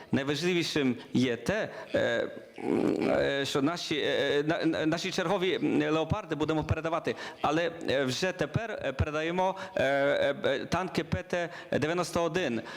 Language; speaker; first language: Ukrainian; non-native, learner; Polish